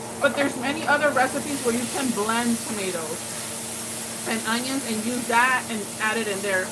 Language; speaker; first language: English; native; English